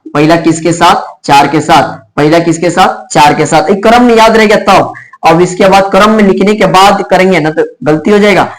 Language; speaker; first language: Hindi; native; Hindi